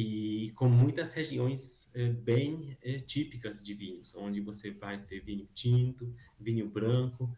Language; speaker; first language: Portuguese; non-native, fluent; Hungarian